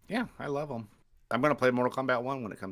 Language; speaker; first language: English; native; English